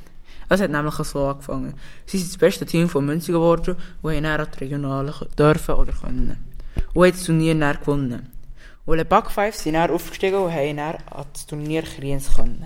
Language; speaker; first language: German; native; German